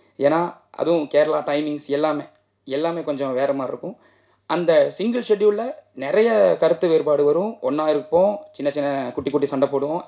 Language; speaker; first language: Tamil; non-native, local second language; Malayalam